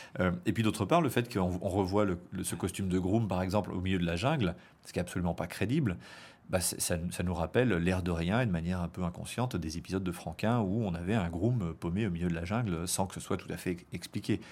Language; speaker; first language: French; native; French